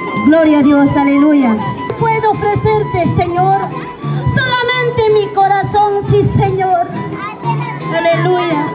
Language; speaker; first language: Spanish; non-native, local second language; Quechua